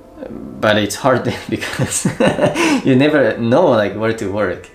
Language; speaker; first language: English; non-native, fluent; Japanese